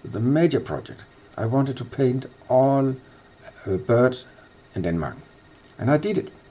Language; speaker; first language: English; non-native, fluent; Danish